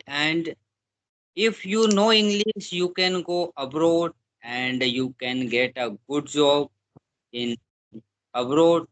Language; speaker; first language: English; non-native, learner; Hindi